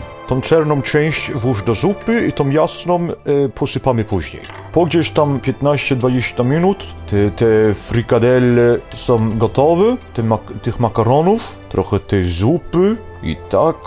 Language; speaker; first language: Polish; early bilingual, heritage; Polish